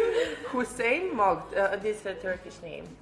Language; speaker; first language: English; non-native, learner; Serbian